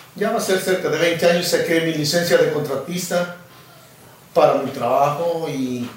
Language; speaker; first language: Spanish; native; Spanish